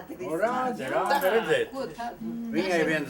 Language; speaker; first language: Latvian; early bilingual, heritage; Latvian